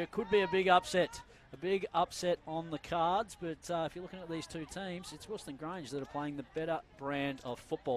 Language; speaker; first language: English; native; English